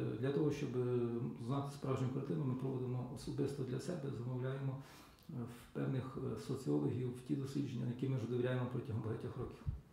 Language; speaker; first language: Ukrainian; native; Ukrainian